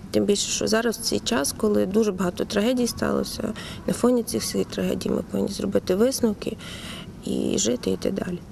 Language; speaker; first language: Ukrainian; native; Ukrainian